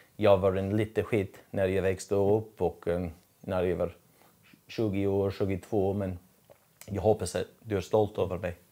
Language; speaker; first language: Swedish; non-native, learner; English